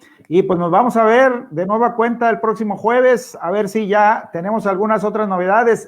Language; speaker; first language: Spanish; native; Spanish